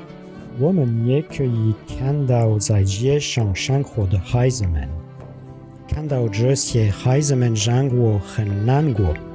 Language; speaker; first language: Chinese; non-native, learner; French